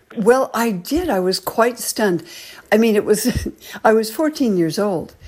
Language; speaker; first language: English; native; English